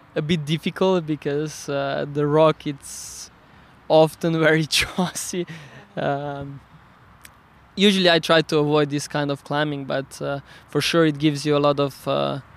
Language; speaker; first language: English; non-native, fluent; Slovenian